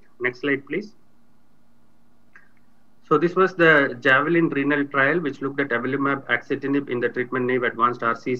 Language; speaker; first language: English; non-native, local second language; Tamil